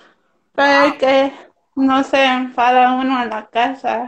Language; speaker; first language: Spanish; early bilingual, heritage; Spanish